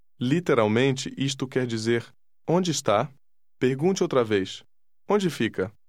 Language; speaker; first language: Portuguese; native; Portuguese